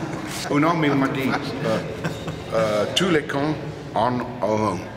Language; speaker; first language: French; non-native, learner; English